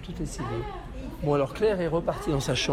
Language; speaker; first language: French; native; French